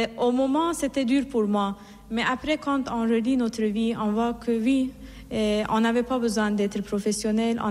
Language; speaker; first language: French; non-native, fluent; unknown